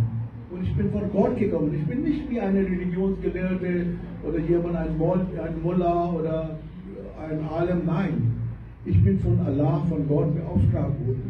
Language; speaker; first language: German; non-native, fluent; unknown